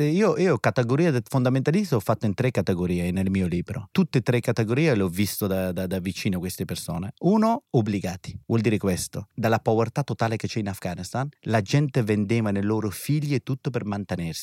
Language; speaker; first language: Italian; non-native, fluent; Persian